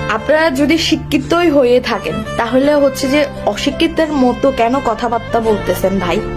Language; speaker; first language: Bangla; non-native, local second language; Chakma